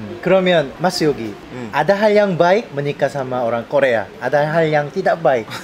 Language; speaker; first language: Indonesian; non-native, fluent; Korean